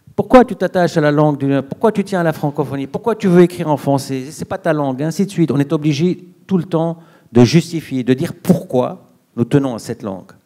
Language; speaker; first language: French; non-native, local second language; Arabic